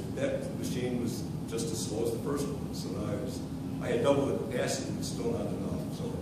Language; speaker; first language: English; native; English